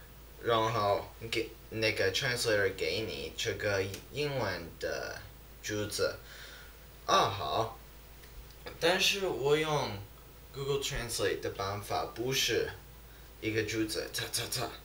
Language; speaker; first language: Chinese; non-native, learner; English